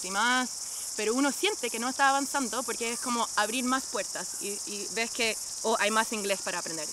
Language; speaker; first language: Spanish; non-native, fluent; English